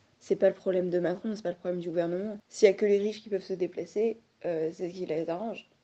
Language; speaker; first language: French; native; French